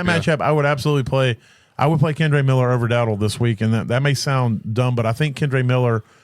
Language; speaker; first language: English; native; English